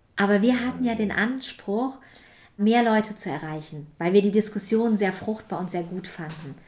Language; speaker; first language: German; native; German